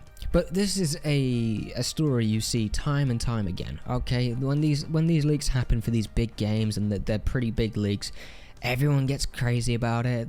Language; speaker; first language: English; native; English